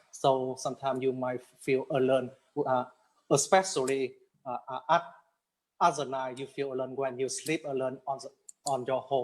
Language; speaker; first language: English; non-native, learner; Vietnamese